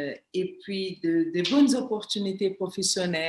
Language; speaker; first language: French; non-native, fluent; Portuguese